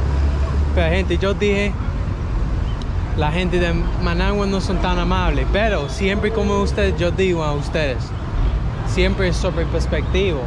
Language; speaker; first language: Spanish; non-native, learner; English